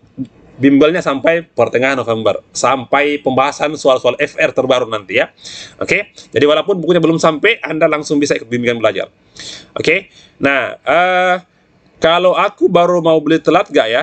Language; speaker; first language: Indonesian; native; Indonesian